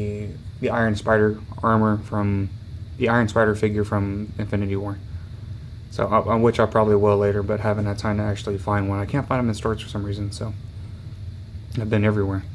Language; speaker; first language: English; native; English